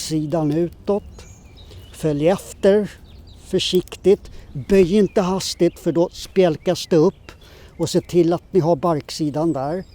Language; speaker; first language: Swedish; native; Swedish